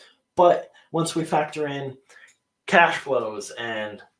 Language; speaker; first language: English; native; English